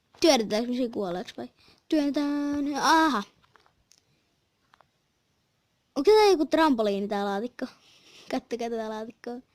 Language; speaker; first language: Finnish; native; Finnish